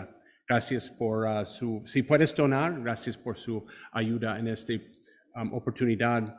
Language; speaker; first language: Spanish; non-native, fluent; English